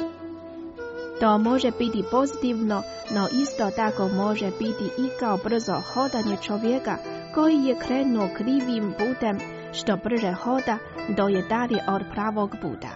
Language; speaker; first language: Croatian; non-native, fluent; Chinese